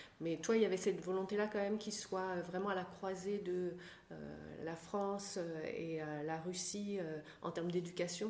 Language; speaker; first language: French; native; French